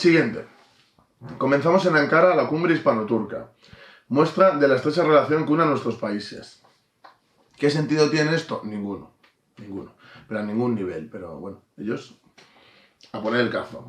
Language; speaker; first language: Spanish; native; Spanish